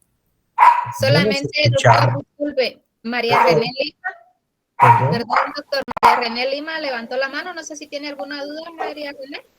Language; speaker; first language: Spanish; native; Spanish